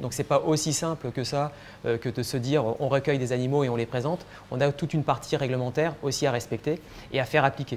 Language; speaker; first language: French; native; French